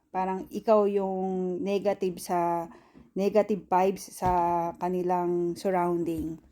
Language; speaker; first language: Filipino; native; Filipino